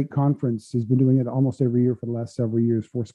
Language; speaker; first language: English; native; English